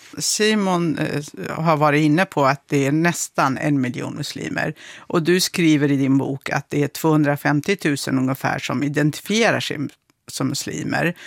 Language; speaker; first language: Swedish; early bilingual, other home language; Kurdish